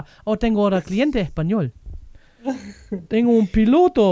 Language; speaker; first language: Spanish; non-native, fluent; German